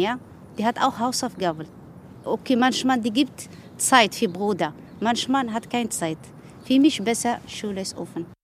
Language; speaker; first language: German; non-native, learner; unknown